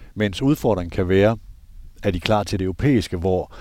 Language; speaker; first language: Danish; native; Danish